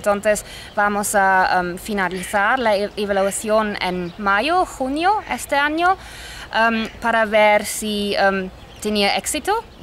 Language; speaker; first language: Spanish; non-native, fluent; English